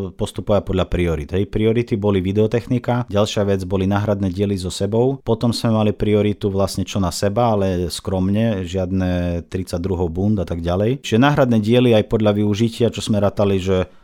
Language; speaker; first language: Slovak; non-native, fluent; Russian